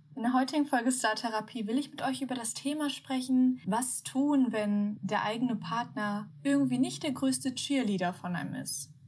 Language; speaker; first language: German; early bilingual, other home language; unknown